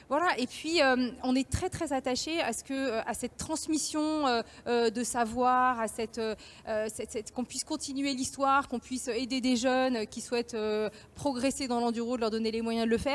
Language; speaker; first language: French; native; French